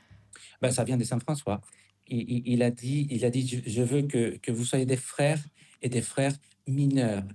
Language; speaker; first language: French; non-native, fluent; Spanish